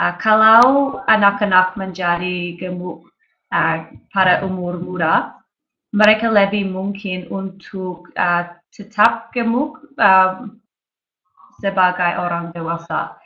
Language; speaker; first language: Indonesian; non-native, learner; English